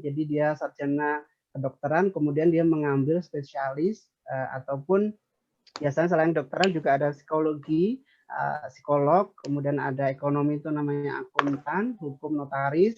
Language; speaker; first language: Indonesian; native; Indonesian